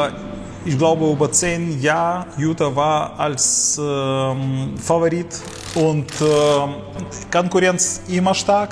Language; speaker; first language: German; non-native, learner; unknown